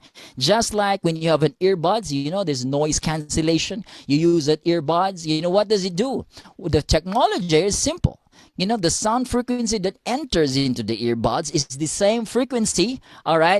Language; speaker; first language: English; non-native, local second language; Filipino